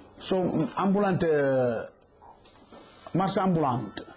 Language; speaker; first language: Italian; non-native, learner; Wolof